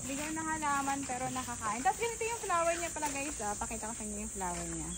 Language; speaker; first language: Filipino; non-native, local second language; Bikol